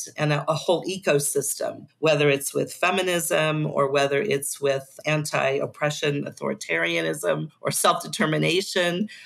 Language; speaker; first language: English; native; English